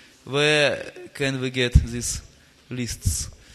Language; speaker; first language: English; non-native, fluent; Russian